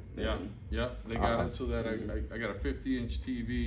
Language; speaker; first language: English; native; English